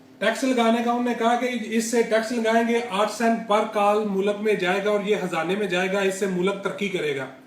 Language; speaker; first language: Urdu; non-native, local second language; Punjabi